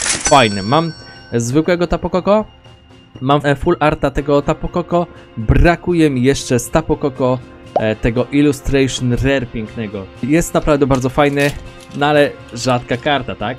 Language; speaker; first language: Polish; native; Polish